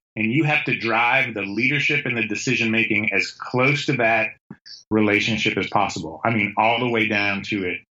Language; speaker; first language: English; native; English